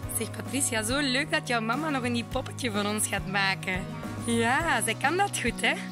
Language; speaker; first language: Dutch; native; Dutch